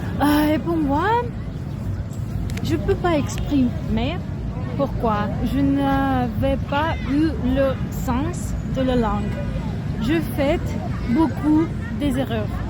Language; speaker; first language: French; non-native, learner; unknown